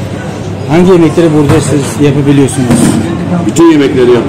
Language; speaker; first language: Turkish; non-native, learner; Tajik